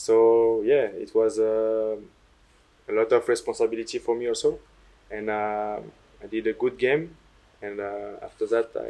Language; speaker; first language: English; non-native, learner; French